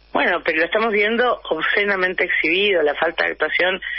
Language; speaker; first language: Spanish; native; Spanish